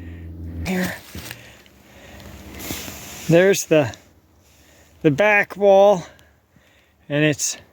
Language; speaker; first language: English; native; English